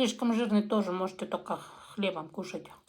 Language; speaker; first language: Russian; non-native, local second language; Kazakh